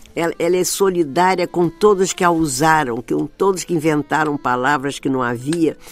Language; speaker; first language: Portuguese; native; Portuguese